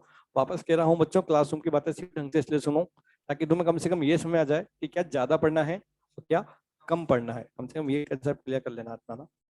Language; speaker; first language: Hindi; native; Hindi